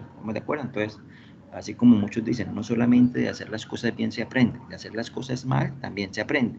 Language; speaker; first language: Spanish; native; Spanish